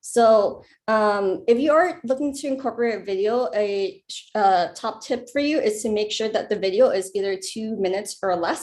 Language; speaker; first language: English; native; English